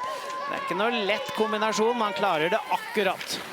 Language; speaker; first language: Norwegian; native; Norwegian